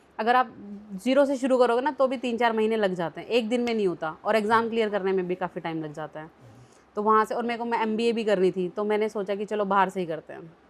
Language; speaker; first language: Hindi; native; Hindi